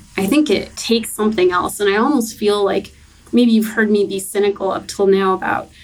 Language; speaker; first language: English; native; English